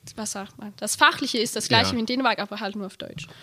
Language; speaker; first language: German; early bilingual, heritage; Danish